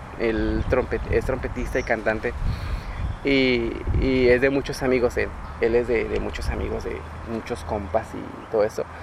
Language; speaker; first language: Spanish; native; Spanish